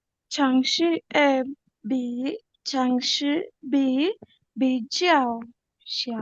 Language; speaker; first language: Chinese; non-native, learner; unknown